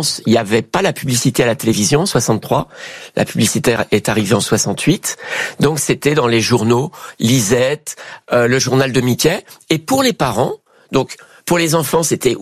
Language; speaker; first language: French; native; French